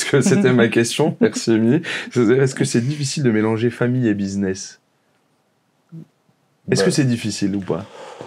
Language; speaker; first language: French; native; French